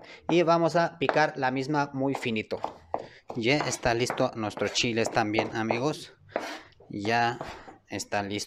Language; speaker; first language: Spanish; non-native, learner; Turkish